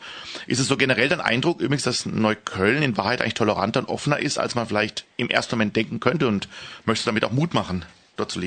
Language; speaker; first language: German; native; German